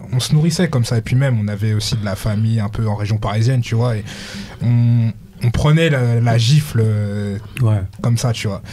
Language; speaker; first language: French; native; French